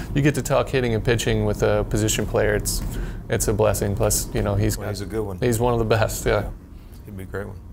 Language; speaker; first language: English; native; English